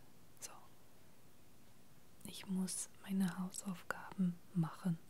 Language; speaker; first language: German; non-native, fluent; English